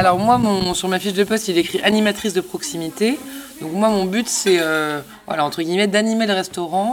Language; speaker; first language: French; native; French